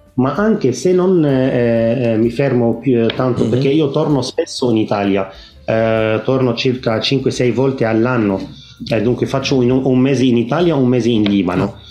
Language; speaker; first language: Italian; non-native, fluent; Arabic